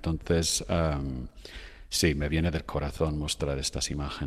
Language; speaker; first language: Spanish; non-native, fluent; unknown